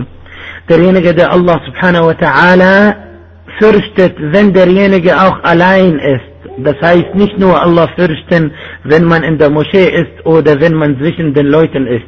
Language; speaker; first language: German; non-native, fluent; Arabic